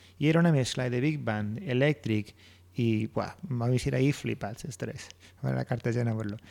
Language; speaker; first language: Catalan; native; Catalan